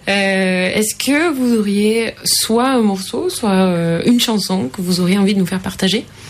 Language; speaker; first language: French; native; French